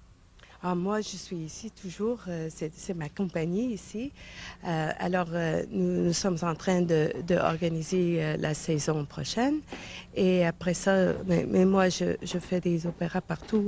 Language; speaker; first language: French; non-native, fluent; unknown